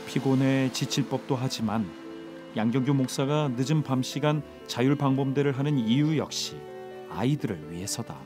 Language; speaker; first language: Korean; native; Korean